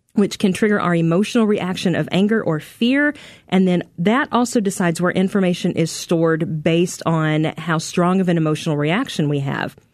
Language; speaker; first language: English; native; English